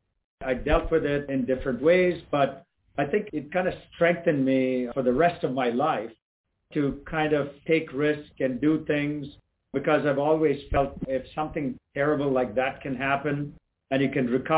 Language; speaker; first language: English; non-native, local second language; Tamil